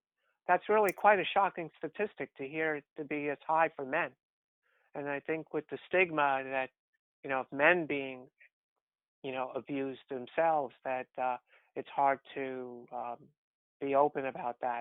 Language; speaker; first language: English; native; English